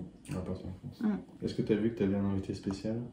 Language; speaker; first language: French; native; French